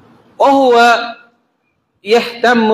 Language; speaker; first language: Arabic; non-native, fluent; Bangla